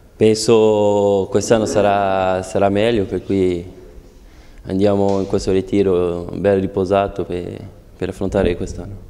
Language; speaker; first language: Italian; non-native, fluent; Portuguese